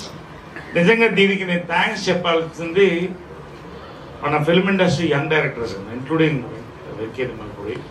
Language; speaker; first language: Telugu; native; Telugu